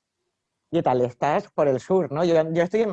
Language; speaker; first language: Spanish; native; Spanish